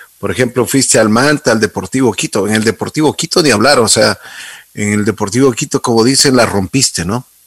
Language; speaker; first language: Spanish; native; Spanish